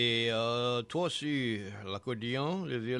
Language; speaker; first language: French; native; French